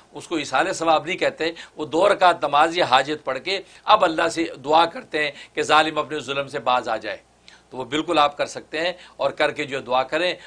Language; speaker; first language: Urdu; native; Urdu